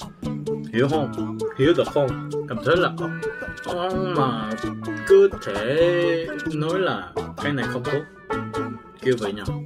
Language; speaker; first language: Vietnamese; non-native, learner; Korean